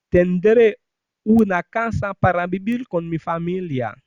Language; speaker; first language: Spanish; non-native, fluent; Haitian Creole